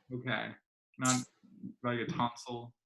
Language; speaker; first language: English; native; English